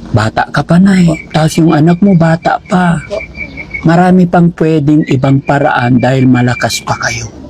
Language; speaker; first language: Filipino; non-native, local second language; Pangasinan